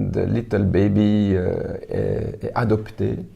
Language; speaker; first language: English; non-native, learner; French